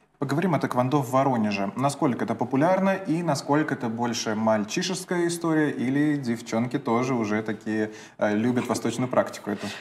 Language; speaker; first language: Russian; native; Russian